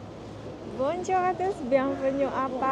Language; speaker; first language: French; non-native, learner; Indonesian